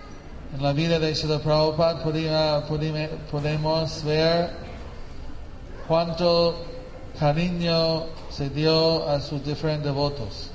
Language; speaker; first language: Spanish; non-native, fluent; English